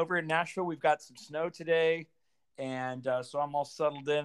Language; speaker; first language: English; native; English